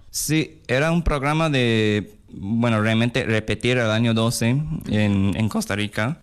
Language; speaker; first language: Spanish; non-native, fluent; English